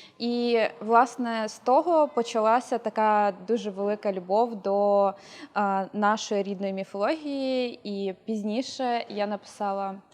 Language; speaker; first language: Ukrainian; native; Ukrainian